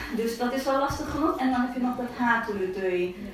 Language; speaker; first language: Dutch; non-native, fluent; Hungarian